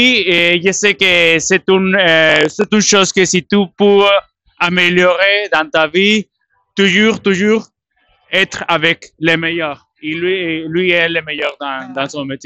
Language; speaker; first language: French; non-native, learner; Spanish